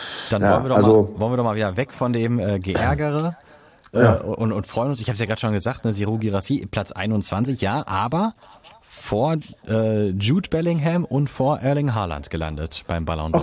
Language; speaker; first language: German; native; German